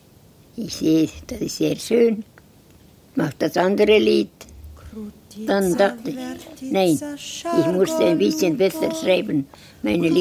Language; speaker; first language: German; non-native, learner; Estonian